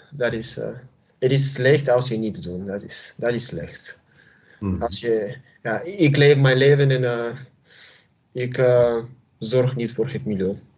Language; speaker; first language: Dutch; non-native, learner; Bulgarian